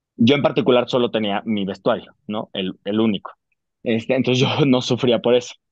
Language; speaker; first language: Spanish; native; Spanish